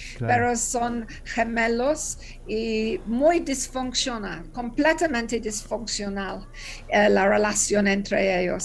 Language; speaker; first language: Spanish; non-native, learner; English